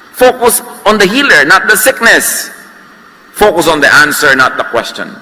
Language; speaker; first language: English; non-native, local second language; Filipino